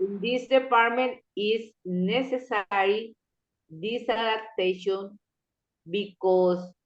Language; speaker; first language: English; non-native, local second language; Spanish